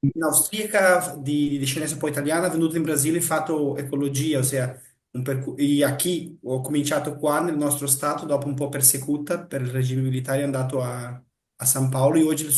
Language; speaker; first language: Italian; non-native, fluent; Portuguese